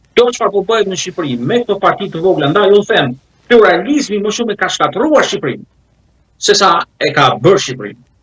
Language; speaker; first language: Albanian; native; Albanian